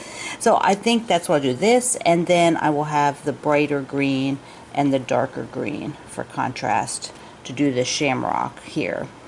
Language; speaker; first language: English; native; English